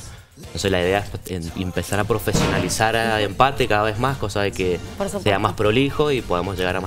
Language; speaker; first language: Spanish; native; Spanish